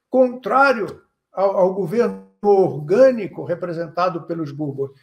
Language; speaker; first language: Portuguese; native; Portuguese